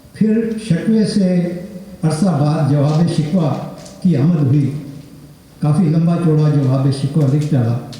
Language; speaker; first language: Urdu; non-native, local second language; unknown